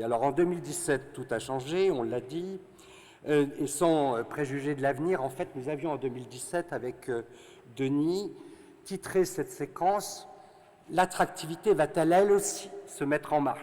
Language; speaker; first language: French; native; French